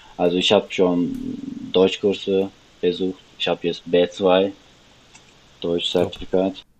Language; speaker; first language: German; non-native, learner; Turkish